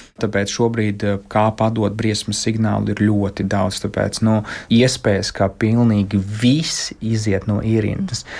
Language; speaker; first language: Latvian; non-native, local second language; Russian